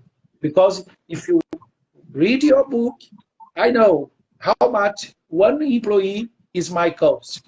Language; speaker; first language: English; non-native, learner; Portuguese